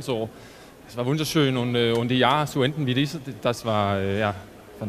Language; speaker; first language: German; non-native, learner; Danish